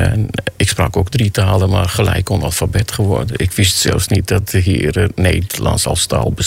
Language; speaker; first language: Dutch; non-native, fluent; Armenian